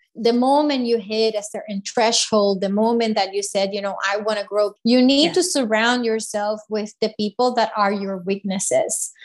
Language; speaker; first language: English; non-native, fluent; Spanish